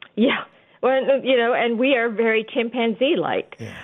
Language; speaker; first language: English; early bilingual, other home language; Urdu